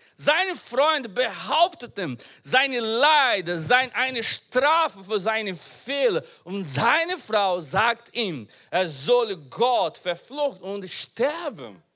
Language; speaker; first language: German; non-native, learner; Portuguese